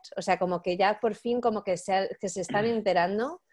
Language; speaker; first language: Spanish; native; Spanish